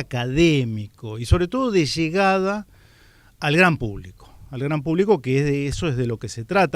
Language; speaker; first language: Spanish; native; Spanish